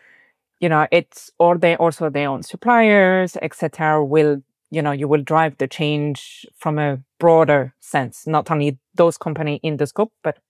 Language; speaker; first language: English; non-native, fluent; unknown